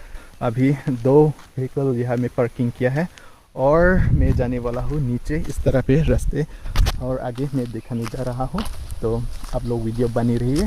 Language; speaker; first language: Hindi; non-native, local second language; Karbi